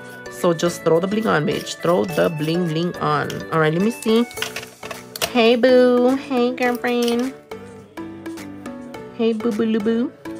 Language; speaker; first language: English; early bilingual, other home language; Spanish